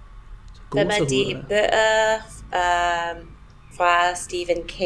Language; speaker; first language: Danish; non-native, fluent; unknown